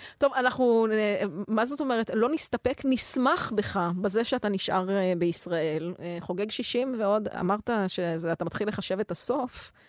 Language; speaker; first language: Hebrew; native; Hebrew